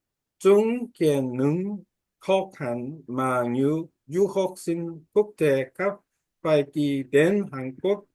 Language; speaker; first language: Vietnamese; non-native, learner; Korean